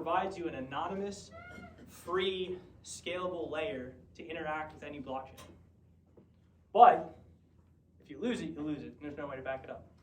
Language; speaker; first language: English; native; English